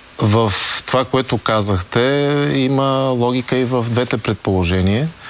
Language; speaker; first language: Bulgarian; native; Bulgarian